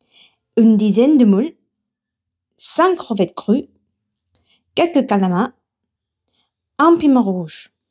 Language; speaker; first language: French; non-native, learner; Korean